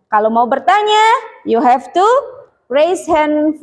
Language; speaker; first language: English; non-native, fluent; Indonesian